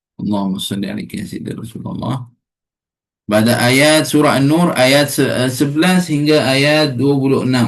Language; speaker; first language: Malay; non-native, fluent; Arabic